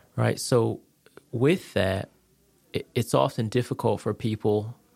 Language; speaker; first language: English; native; English